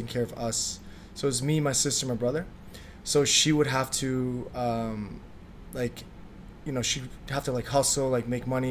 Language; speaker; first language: English; early bilingual, other home language; Vietnamese